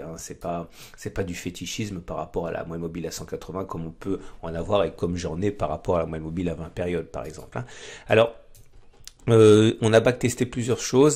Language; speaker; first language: French; native; French